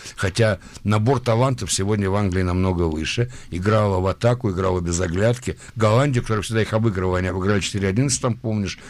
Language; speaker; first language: Russian; early bilingual, heritage; Russian